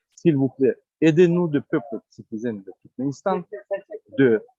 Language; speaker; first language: French; non-native, learner; Turkmen